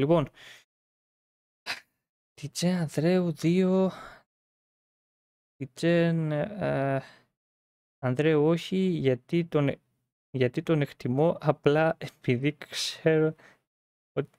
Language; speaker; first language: Greek; native; Greek